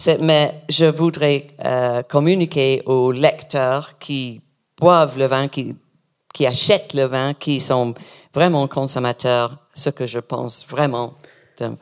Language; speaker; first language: French; non-native, learner; English